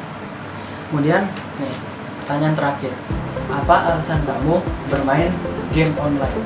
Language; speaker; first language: Indonesian; native; Indonesian